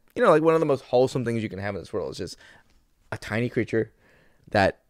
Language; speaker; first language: English; native; English